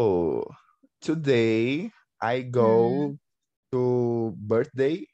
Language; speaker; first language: English; non-native, learner; Portuguese